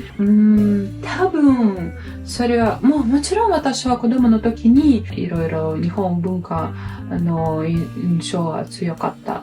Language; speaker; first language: Japanese; non-native, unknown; Russian